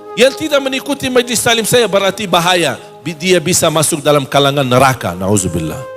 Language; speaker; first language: Malay; non-native, fluent; Arabic